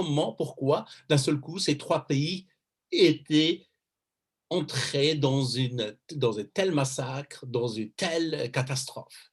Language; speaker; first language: French; non-native, fluent; Persian